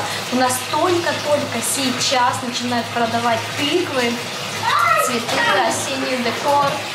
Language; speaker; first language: Russian; native; Russian